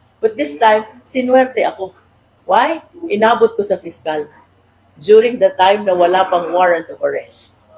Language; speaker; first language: Filipino; native; Filipino